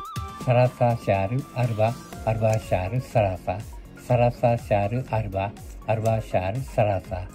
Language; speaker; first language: Arabic; non-native, learner; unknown